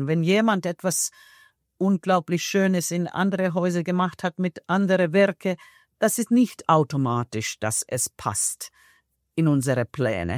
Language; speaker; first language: German; non-native, fluent; Finnish